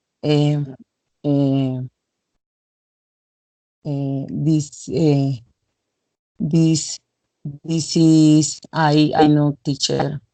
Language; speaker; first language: English; non-native, learner; Spanish